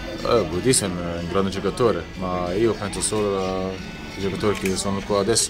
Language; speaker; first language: Italian; non-native, learner; Norwegian